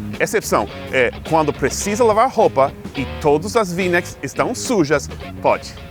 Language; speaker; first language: Portuguese; non-native, fluent; English